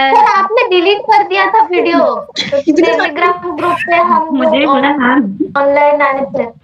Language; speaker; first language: Hindi; native; Hindi